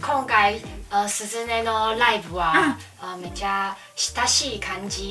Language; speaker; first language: Japanese; non-native, learner; Chinese